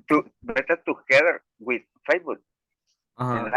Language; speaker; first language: English; non-native, learner; Spanish